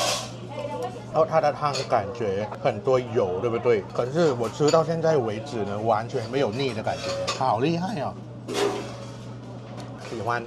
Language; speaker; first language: Chinese; non-native, fluent; Thai